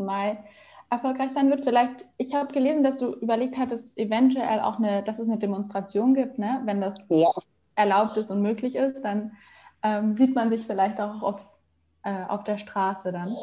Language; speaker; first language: German; native; German